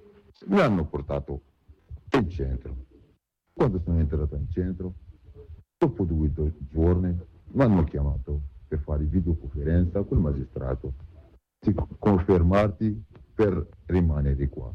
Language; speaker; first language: Italian; non-native, learner; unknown